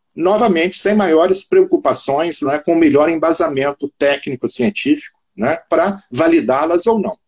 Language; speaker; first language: Portuguese; native; Portuguese